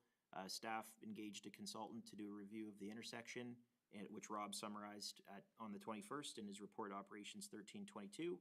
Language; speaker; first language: English; native; English